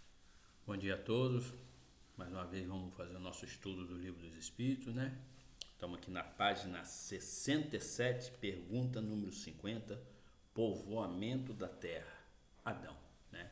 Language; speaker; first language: Portuguese; native; Portuguese